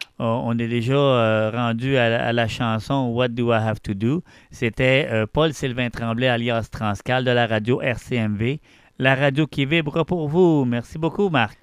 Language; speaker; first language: French; native; French